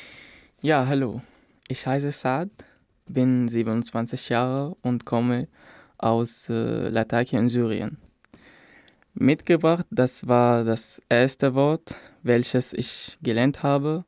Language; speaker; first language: German; non-native, fluent; Arabic